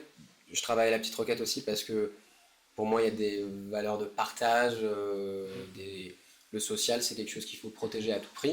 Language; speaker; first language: French; native; French